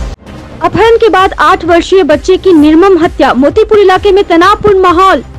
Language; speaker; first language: Hindi; native; Hindi